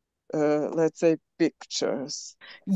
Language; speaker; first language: English; non-native, learner; Serbian